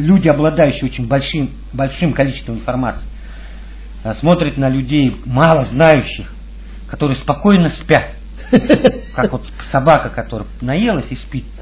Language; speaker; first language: Russian; native; Russian